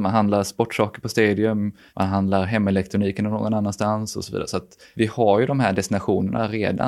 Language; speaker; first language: Swedish; native; Swedish